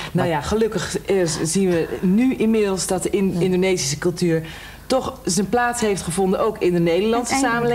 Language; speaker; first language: Dutch; native; Dutch